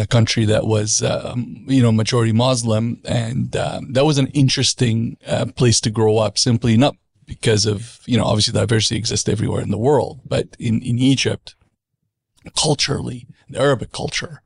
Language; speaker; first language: English; non-native, fluent; Arabic